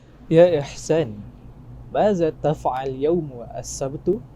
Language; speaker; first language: Arabic; non-native, learner; Malay